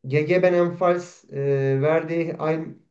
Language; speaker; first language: German; non-native, learner; Turkish